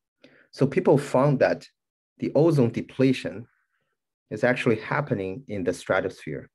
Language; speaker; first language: English; non-native, fluent; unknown